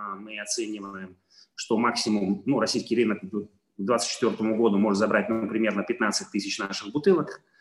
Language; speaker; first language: Russian; non-native, fluent; Italian